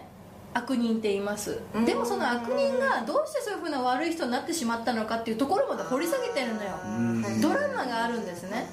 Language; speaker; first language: Japanese; native; Japanese